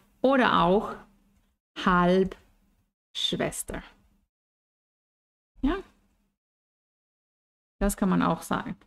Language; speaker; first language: German; non-native, fluent; Spanish